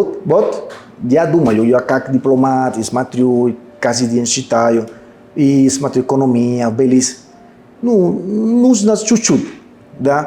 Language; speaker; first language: Russian; non-native, learner; Spanish